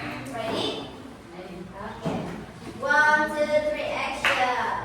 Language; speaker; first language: English; non-native, learner; Indonesian